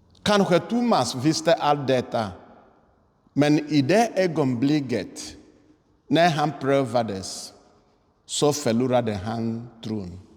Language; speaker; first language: Swedish; non-native, fluent; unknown